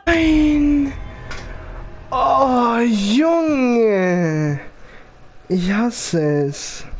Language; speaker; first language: German; early bilingual, other home language; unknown